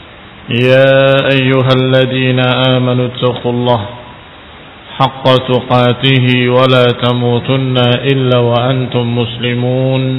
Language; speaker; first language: Arabic; non-native, fluent; Indonesian